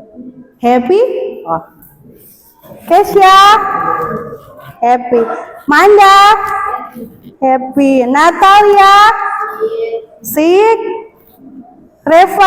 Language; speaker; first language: English; non-native, learner; Indonesian